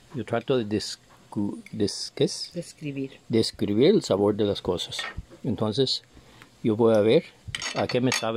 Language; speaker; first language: Spanish; non-native, fluent; English